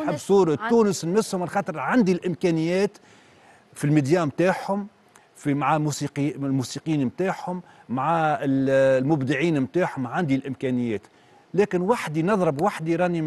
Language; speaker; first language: Arabic; native; Arabic